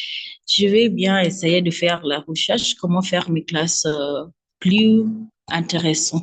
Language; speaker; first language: French; non-native, fluent; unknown